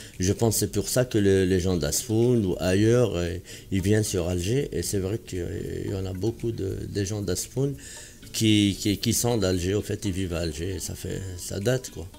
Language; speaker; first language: French; non-native, local second language; Arabic